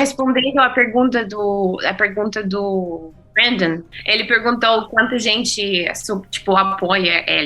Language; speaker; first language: Portuguese; non-native, fluent; Russian